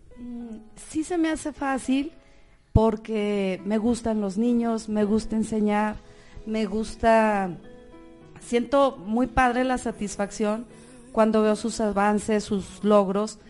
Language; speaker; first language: Spanish; native; Spanish